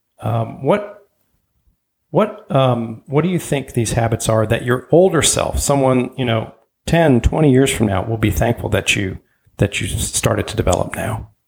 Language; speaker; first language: English; early bilingual, other home language; German